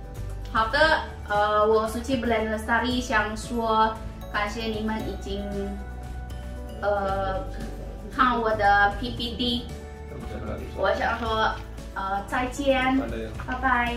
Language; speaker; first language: Chinese; non-native, learner; Indonesian